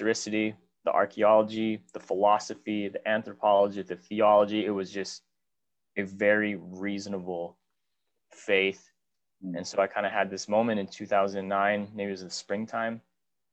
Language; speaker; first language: English; native; English